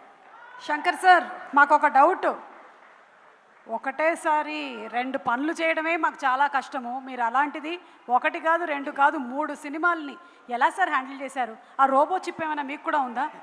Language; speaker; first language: Telugu; native; Telugu